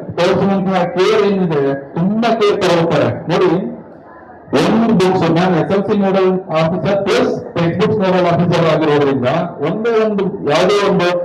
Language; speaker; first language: Kannada; native; Kannada